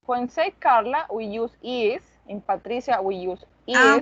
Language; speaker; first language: English; non-native, learner; Spanish